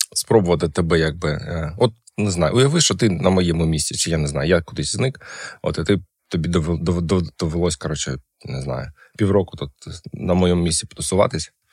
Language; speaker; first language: Ukrainian; non-native, local second language; Russian